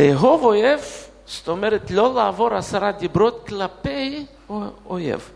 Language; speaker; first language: Hebrew; non-native, fluent; Russian